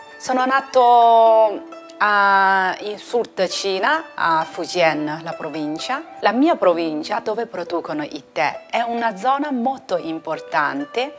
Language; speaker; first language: Italian; non-native, learner; Chinese